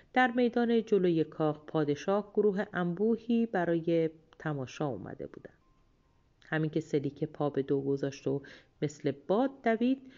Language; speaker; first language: Persian; native; Persian